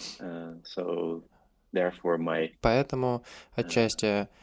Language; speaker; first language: Russian; non-native, fluent; English